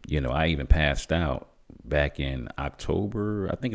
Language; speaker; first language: English; native; English